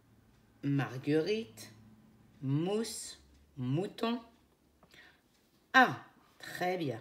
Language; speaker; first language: French; native; French